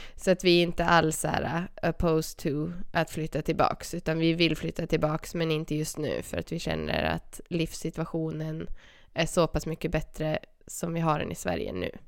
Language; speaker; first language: Swedish; native; Swedish